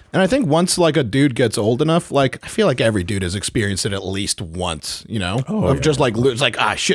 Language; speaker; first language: English; native; English